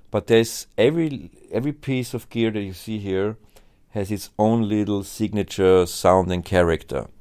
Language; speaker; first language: English; non-native, fluent; German